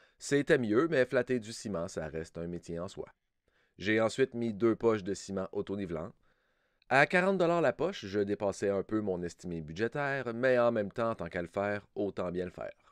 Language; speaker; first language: French; native; French